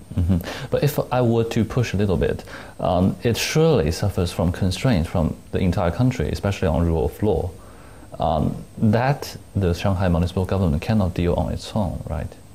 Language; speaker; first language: English; non-native, fluent; Chinese